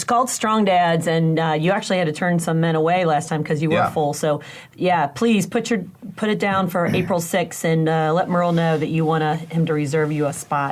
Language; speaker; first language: English; native; English